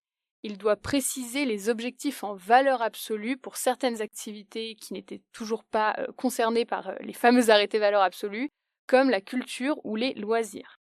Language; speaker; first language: French; native; French